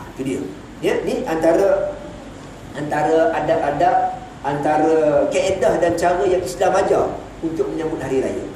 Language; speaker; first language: Malay; native; Malay